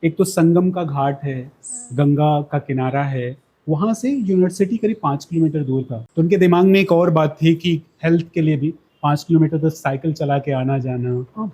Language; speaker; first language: Hindi; native; Hindi